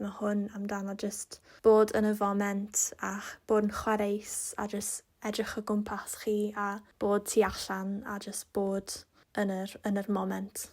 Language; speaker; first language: Welsh; non-native, local second language; English